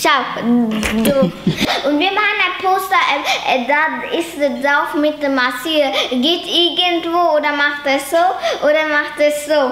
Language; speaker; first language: German; early bilingual, other home language; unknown